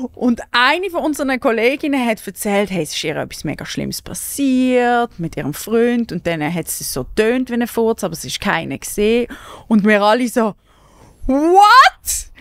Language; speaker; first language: German; native; German